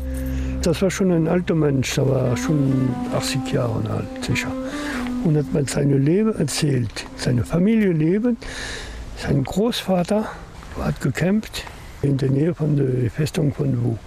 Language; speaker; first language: German; non-native, learner; French